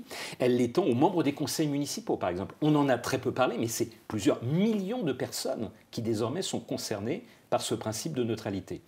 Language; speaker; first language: French; native; French